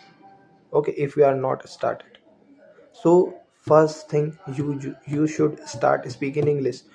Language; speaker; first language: English; non-native, learner; Hindi